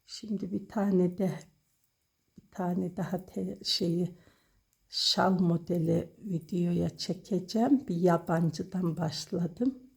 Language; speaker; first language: Turkish; native; Turkish